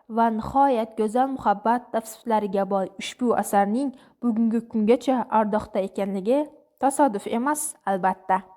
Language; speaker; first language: Uzbek; non-native, local second language; Kara-Kalpak